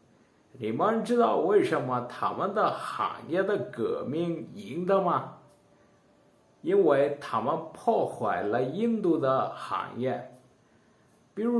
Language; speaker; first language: Chinese; non-native, learner; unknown